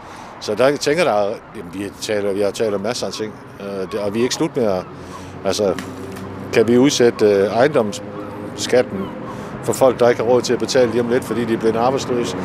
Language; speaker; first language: Danish; native; Danish